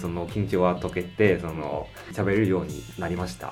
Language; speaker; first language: Japanese; non-native, fluent; Chinese